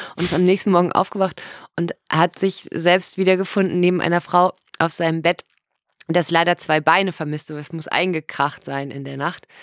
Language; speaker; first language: German; native; German